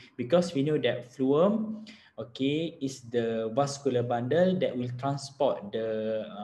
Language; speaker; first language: English; non-native, local second language; Malay